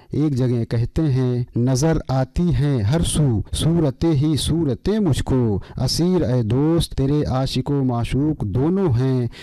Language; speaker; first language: Urdu; native; Urdu